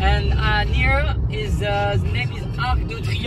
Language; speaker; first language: English; non-native, learner; French